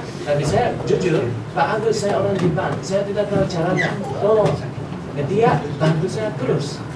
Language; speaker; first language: Indonesian; non-native, fluent; Japanese